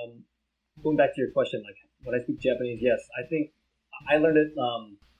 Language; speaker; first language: English; early bilingual, other home language; Vietnamese